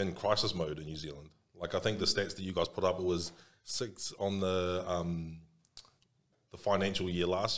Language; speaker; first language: English; native; English